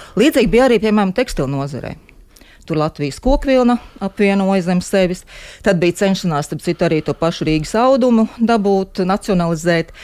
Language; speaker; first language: Latvian; native; Latvian